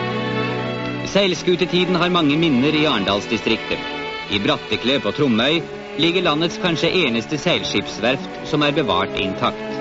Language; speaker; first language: Norwegian; native; Norwegian